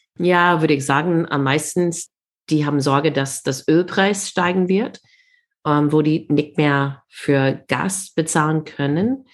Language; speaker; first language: German; non-native, fluent; English